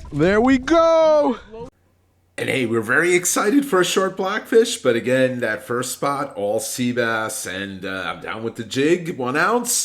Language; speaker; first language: English; native; English